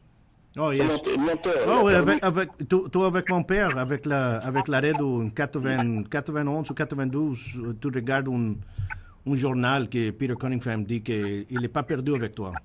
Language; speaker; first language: French; non-native, learner; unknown